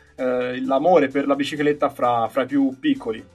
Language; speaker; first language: Italian; native; Italian